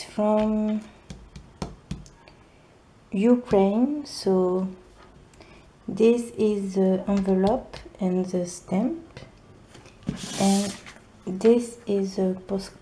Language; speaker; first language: English; non-native, learner; French